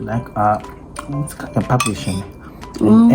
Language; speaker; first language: English; non-native, learner; Japanese